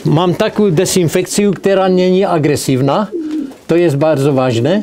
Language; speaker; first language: Polish; non-native, learner; Czech